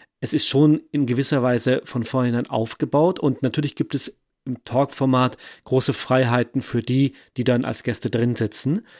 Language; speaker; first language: German; native; German